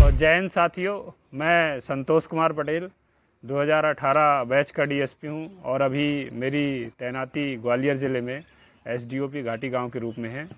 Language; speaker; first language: Hindi; native; Hindi